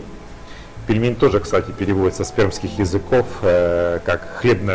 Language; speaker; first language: Russian; native; Russian